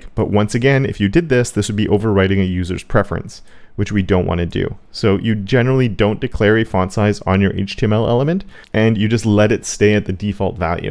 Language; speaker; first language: English; native; English